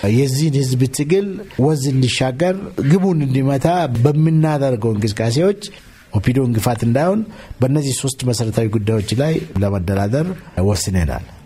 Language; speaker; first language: Amharic; non-native, local second language; Oromo